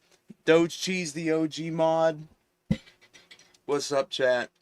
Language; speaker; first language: English; native; English